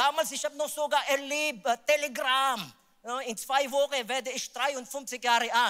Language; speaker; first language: German; non-native, learner; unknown